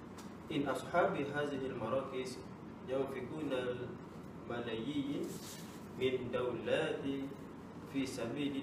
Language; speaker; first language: Arabic; non-native, learner; Malay